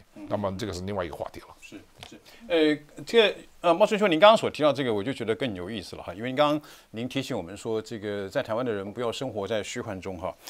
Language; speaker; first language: Chinese; native; Chinese